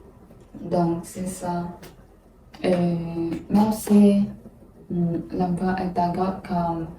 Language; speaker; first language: French; non-native, learner; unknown